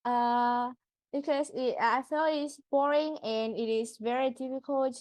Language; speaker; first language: English; non-native, learner; Vietnamese